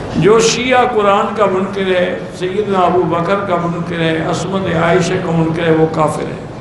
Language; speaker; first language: Urdu; native; Urdu